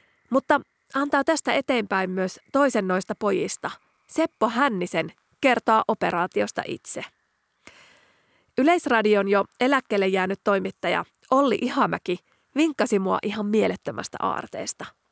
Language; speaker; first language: Finnish; native; Finnish